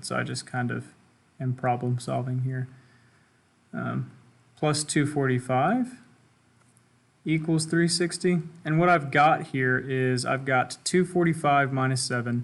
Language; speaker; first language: English; native; English